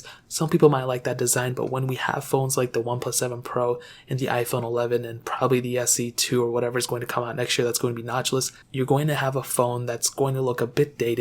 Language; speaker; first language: English; native; English